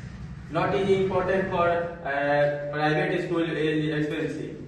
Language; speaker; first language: English; non-native, learner; Hindi